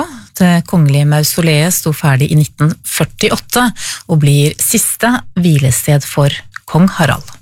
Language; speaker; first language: Norwegian; native; Norwegian